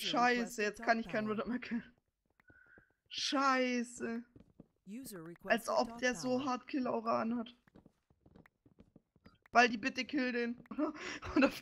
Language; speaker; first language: German; native; German